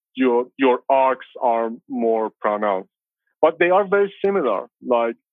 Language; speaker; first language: English; non-native, fluent; Persian